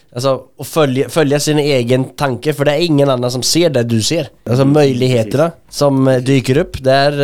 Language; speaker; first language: Swedish; native; Swedish